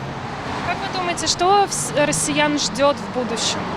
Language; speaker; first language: Russian; native; Russian